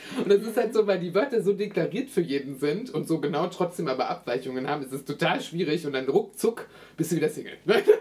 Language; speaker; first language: German; native; German